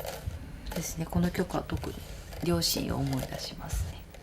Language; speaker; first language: Japanese; native; Japanese